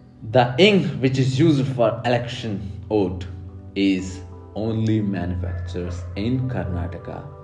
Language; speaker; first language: English; non-native, local second language; Kannada